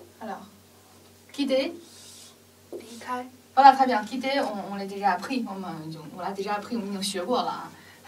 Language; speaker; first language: French; non-native, learner; Chinese